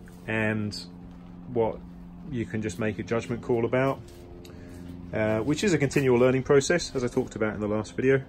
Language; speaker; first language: English; native; English